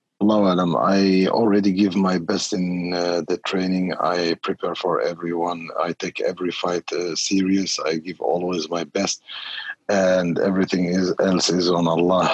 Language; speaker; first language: English; non-native, fluent; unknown